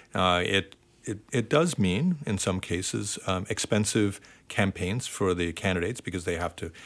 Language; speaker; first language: English; native; English